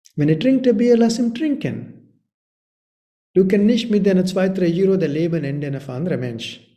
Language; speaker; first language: German; non-native, learner; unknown